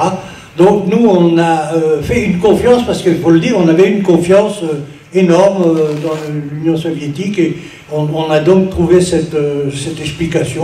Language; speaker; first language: French; native; French